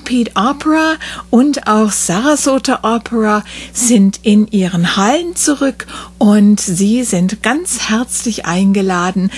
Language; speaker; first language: German; native; German